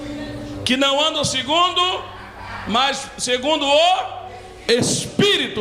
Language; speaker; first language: Portuguese; native; Portuguese